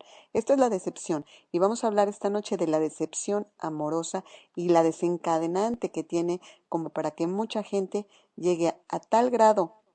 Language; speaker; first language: Spanish; native; Spanish